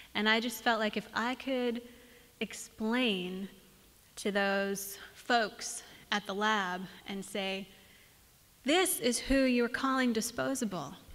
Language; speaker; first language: English; native; English